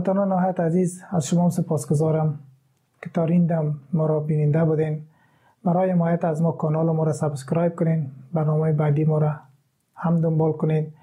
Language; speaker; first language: Persian; native; Persian